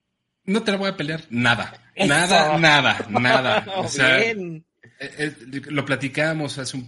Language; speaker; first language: Spanish; native; Spanish